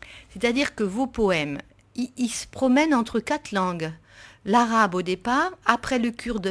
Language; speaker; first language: French; native; French